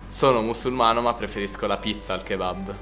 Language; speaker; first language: Italian; early bilingual, other home language; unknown